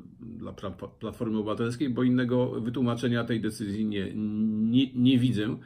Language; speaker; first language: Polish; native; Polish